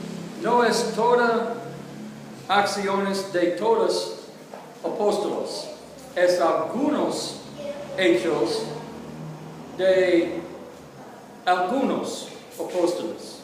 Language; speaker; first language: Spanish; non-native, learner; English